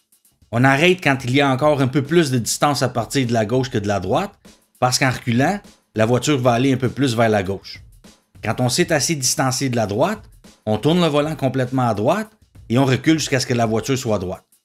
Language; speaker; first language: French; native; French